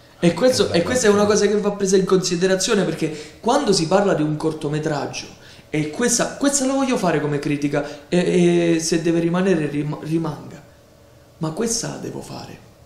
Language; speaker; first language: Italian; native; Italian